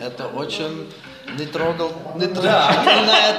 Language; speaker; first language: Russian; non-native, fluent; Dutch